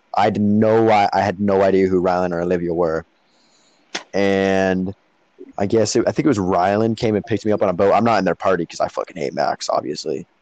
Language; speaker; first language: English; native; English